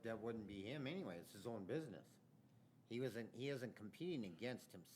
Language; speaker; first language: English; native; English